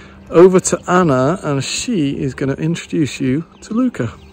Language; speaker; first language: English; native; English